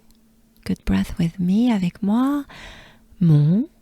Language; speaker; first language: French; native; French